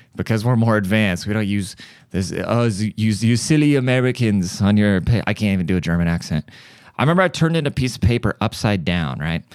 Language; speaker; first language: English; early bilingual, other home language; German